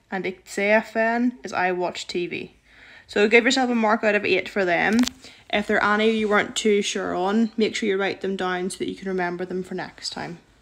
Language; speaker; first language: English; native; English